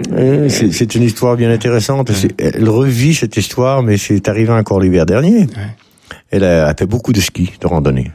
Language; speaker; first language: French; native; French